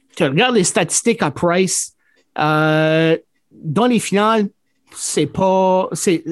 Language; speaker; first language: French; native; French